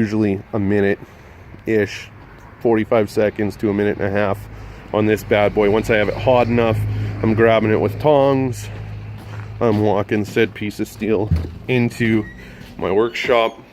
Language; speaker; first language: English; native; English